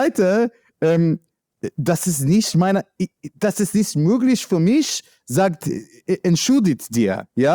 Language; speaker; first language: German; non-native, learner; English